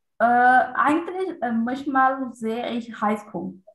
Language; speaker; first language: German; non-native, learner; Portuguese